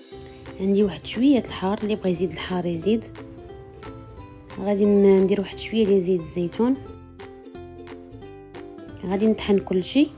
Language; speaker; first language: Arabic; native; Arabic